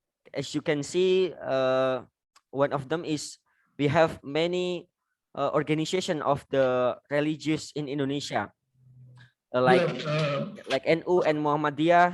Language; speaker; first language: English; non-native, learner; Indonesian